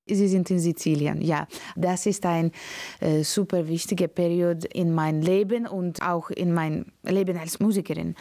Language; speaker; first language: German; non-native, fluent; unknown